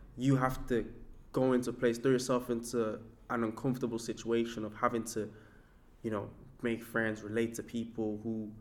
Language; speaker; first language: English; non-native, local second language; Yoruba